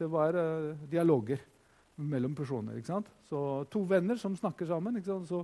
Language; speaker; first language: Norwegian; non-native, fluent; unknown